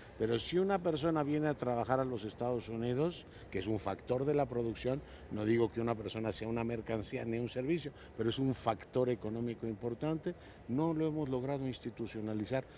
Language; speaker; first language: Spanish; native; Spanish